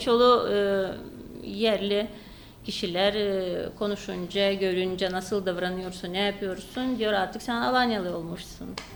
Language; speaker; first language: Turkish; non-native, fluent; Lithuanian